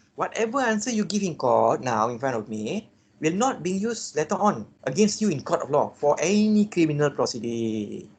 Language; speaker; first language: English; non-native, local second language; Malay